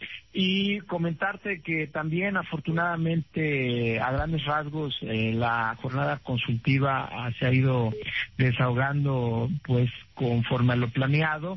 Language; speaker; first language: Spanish; native; Spanish